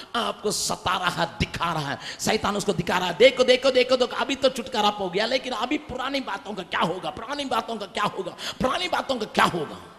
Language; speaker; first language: Hindi; non-native, local second language; Tamil